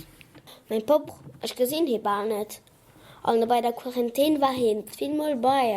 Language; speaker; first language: German; non-native, local second language; Luxembourgish